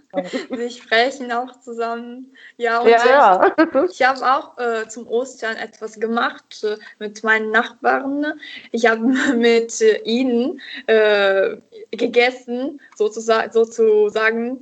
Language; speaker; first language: German; non-native, learner; Italian